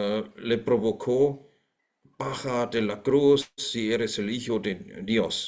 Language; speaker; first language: Spanish; non-native, fluent; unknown